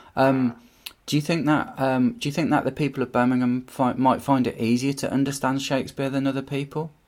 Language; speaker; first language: English; native; English